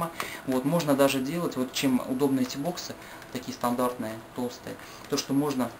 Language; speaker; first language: Russian; native; Russian